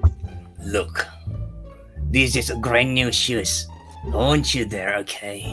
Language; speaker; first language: English; non-native, learner; Indonesian